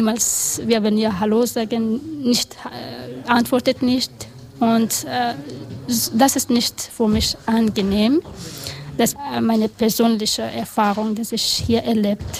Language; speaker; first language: German; non-native, learner; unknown